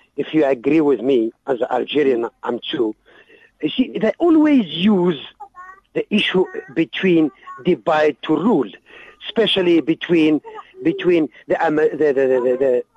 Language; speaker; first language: English; non-native, fluent; Arabic